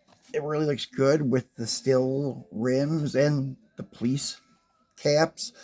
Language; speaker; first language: English; native; English